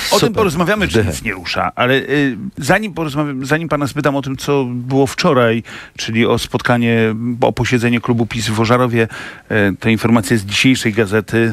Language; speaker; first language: Polish; native; Polish